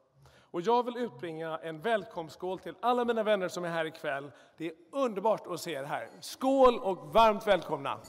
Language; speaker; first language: Swedish; native; Swedish